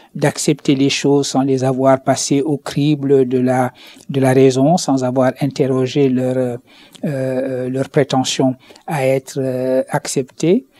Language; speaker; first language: French; non-native, local second language; Wolof